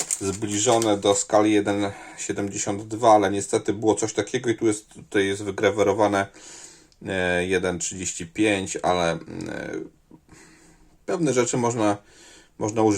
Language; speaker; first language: Polish; native; Polish